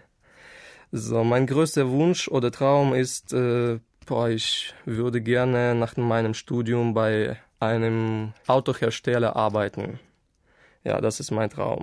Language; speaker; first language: German; non-native, fluent; Ukrainian